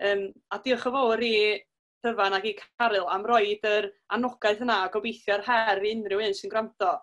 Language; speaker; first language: Welsh; native; Welsh